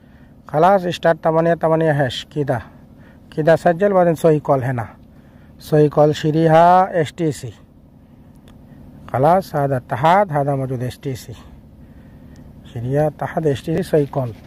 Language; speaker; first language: Arabic; non-native, learner; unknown